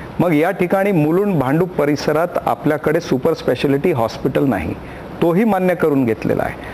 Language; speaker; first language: Marathi; non-native, local second language; Punjabi